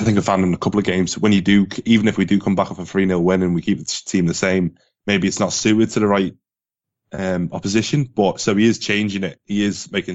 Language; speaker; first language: English; native; English